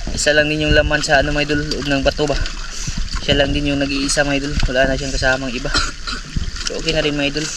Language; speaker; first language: Filipino; native; Filipino